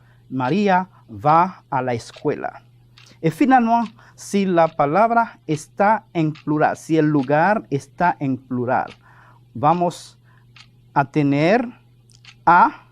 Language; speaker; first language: Spanish; non-native, fluent; French